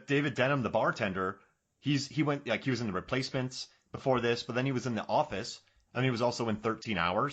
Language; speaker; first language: English; native; English